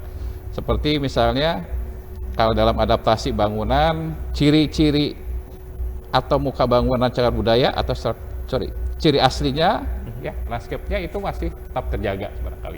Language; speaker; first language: Indonesian; native; Indonesian